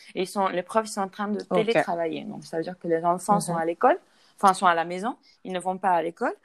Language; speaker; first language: French; non-native, fluent; Spanish